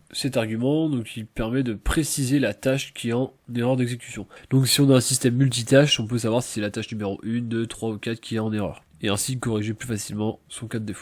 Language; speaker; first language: French; native; French